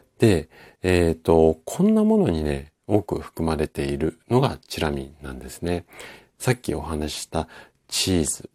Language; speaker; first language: Japanese; native; Japanese